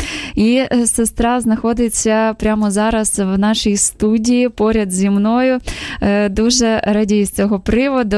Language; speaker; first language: Ukrainian; native; Ukrainian